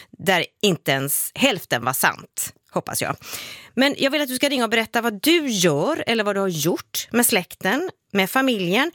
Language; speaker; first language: Swedish; native; Swedish